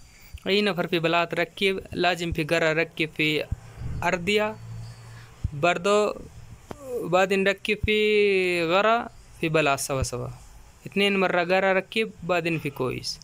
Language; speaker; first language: Arabic; non-native, learner; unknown